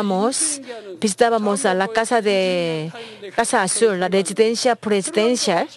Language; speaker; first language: Spanish; non-native, learner; Korean